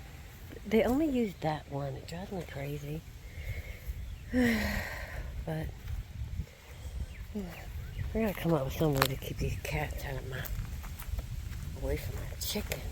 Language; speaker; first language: English; native; English